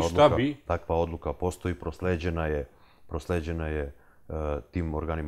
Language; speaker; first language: Serbian; native; Serbian